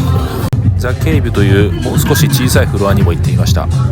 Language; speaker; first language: Japanese; native; Japanese